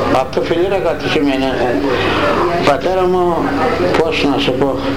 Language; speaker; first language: Greek; non-native, local second language; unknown